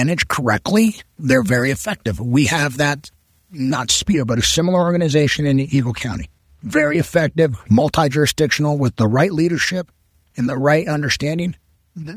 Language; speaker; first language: English; non-native, local second language; Spanish